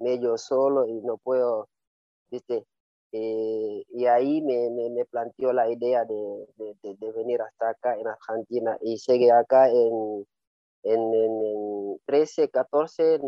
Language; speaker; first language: Spanish; non-native, learner; Wolof